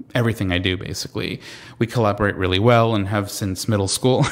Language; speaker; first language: English; native; English